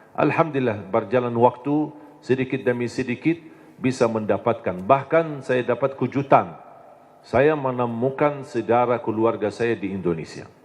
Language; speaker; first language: Indonesian; non-native, fluent; Arabic